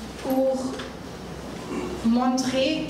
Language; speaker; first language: French; non-native, learner; Arabic